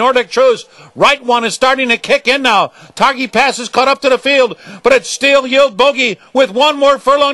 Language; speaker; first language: English; native; English